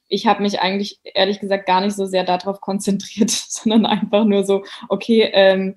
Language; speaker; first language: German; native; German